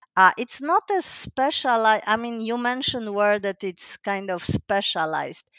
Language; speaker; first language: English; non-native, fluent; Polish